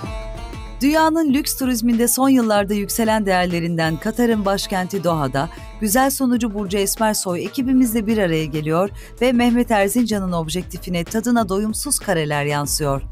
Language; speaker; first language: Turkish; native; Turkish